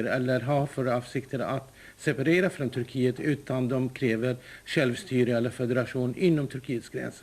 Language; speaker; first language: Swedish; non-native, fluent; Kurdish